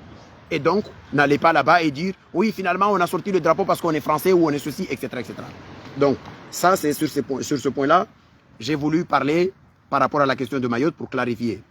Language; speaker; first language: French; non-native, local second language; Comorian